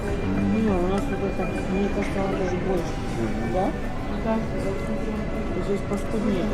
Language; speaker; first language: Russian; native; Russian